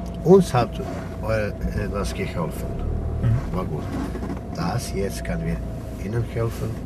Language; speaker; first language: German; non-native, learner; Croatian